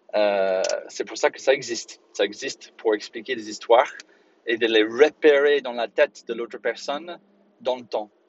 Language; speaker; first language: French; non-native, fluent; English